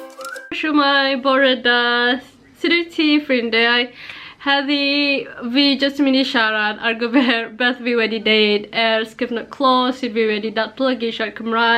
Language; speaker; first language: Welsh; non-native, learner; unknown